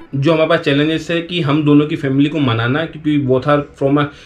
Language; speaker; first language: Hindi; native; Hindi